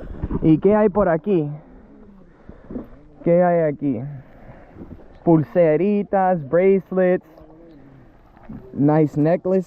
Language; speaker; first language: Spanish; early bilingual, heritage; English